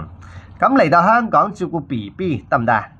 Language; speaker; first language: Cantonese; native; Cantonese